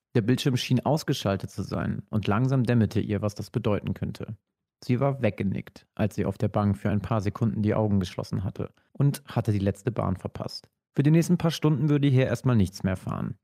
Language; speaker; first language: German; native; German